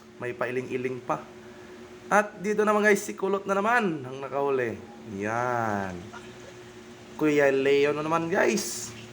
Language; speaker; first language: Filipino; non-native, local second language; Bikol